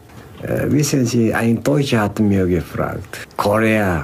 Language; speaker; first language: German; non-native, fluent; Korean